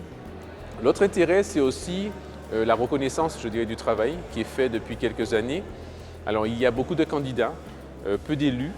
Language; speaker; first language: French; native; French